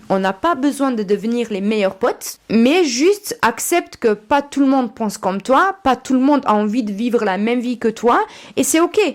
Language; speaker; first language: French; early bilingual, other home language; Portuguese